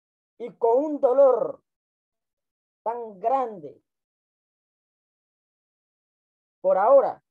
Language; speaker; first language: Spanish; non-native, local second language; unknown